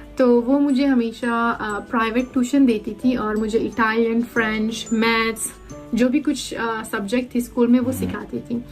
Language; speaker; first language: Hindi; early bilingual, heritage; Hindi